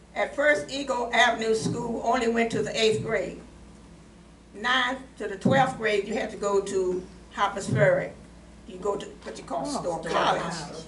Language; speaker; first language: English; native; English